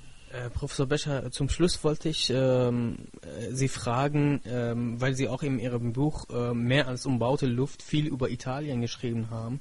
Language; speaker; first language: German; non-native, fluent; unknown